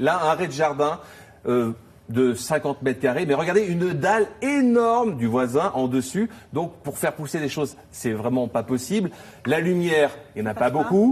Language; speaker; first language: French; native; French